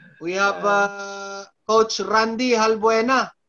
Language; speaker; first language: English; non-native, local second language; Filipino